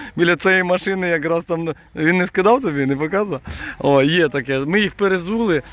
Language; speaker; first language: Ukrainian; non-native, local second language; Russian